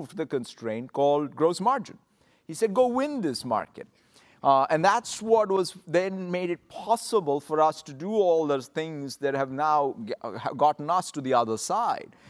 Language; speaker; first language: English; non-native, local second language; Telugu